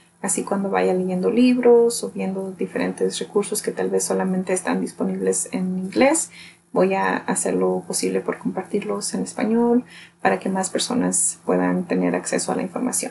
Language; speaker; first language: Spanish; early bilingual, heritage; Spanish